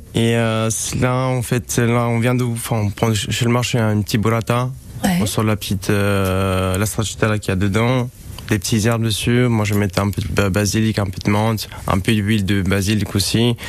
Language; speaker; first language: French; non-native, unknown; Romanian